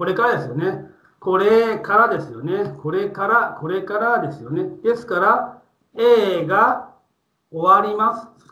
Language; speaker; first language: Japanese; non-native, fluent; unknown